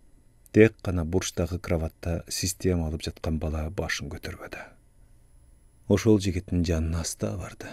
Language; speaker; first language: Kyrgyz; native; Kyrgyz